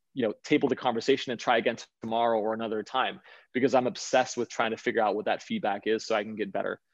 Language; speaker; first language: English; early bilingual, other home language; Danish